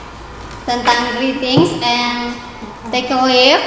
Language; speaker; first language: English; non-native, learner; Indonesian